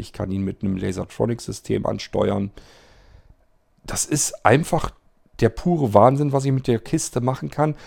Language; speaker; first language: German; native; German